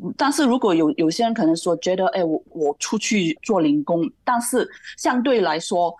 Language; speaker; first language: Chinese; non-native, local second language; Cantonese